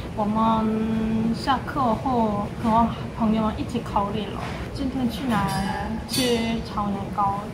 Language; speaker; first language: Chinese; non-native, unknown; Korean